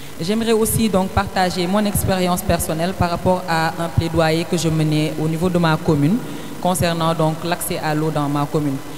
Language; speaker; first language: French; non-native, local second language; Wolof